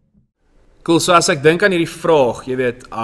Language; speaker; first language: Afrikaans; native; Afrikaans